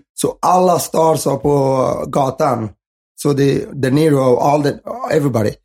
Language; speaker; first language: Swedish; early bilingual, other home language; Somali